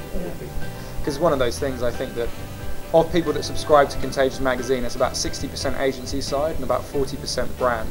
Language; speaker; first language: English; native; English